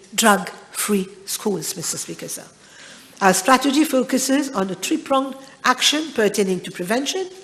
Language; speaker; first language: English; non-native, local second language; Morisyen